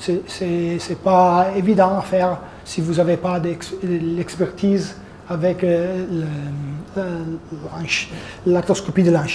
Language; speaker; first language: French; non-native, fluent; Italian